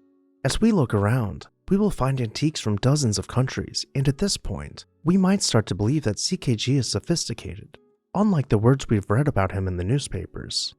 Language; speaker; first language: English; native; English